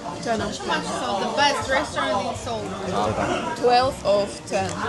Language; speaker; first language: English; non-native, learner; Russian